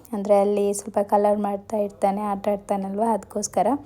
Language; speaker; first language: Kannada; native; Kannada